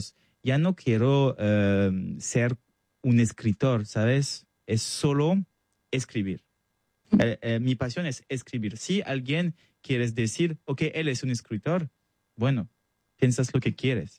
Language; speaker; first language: Spanish; non-native, learner; French